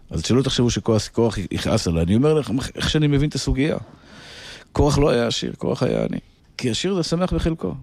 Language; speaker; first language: Hebrew; native; Hebrew